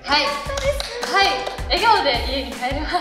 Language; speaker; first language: Japanese; native; Japanese